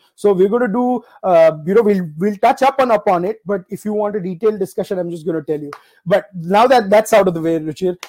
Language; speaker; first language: English; non-native, local second language; Gujarati